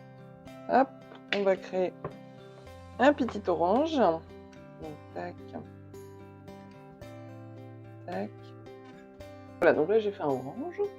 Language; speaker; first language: French; native; French